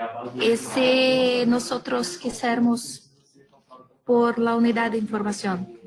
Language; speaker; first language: Spanish; non-native, learner; Portuguese